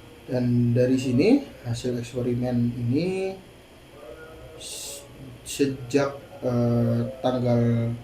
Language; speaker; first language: Indonesian; native; Indonesian